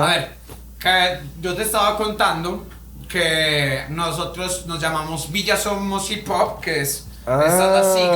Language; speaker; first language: Spanish; native; Spanish